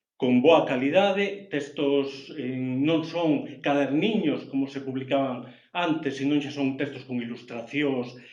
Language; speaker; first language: Galician; native; Galician